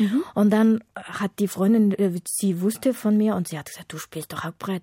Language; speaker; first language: German; non-native, fluent; Mongolian